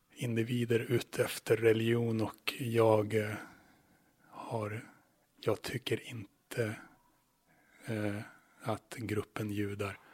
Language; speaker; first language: Swedish; native; Swedish